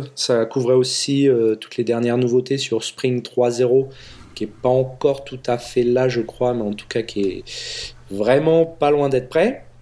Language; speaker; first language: French; native; French